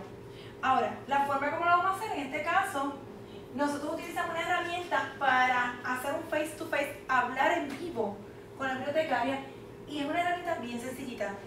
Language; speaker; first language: Spanish; native; Spanish